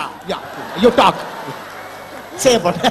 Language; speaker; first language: Telugu; native; Telugu